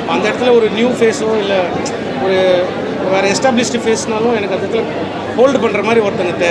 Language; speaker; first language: Tamil; native; Tamil